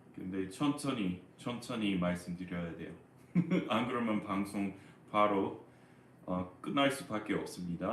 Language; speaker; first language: Korean; non-native, fluent; English